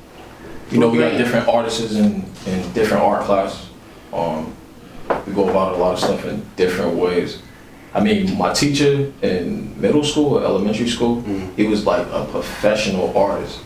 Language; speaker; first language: English; native; English